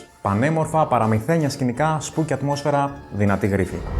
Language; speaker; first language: Greek; native; Greek